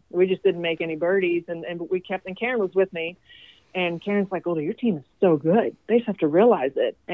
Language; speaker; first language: English; non-native, fluent; Swedish